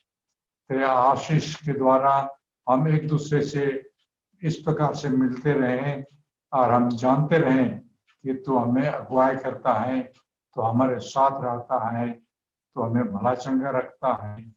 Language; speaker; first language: Hindi; native; Hindi